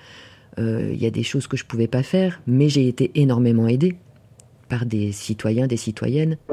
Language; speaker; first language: French; native; French